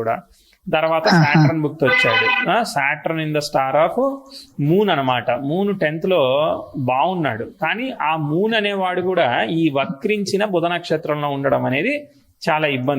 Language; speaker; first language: Telugu; native; Telugu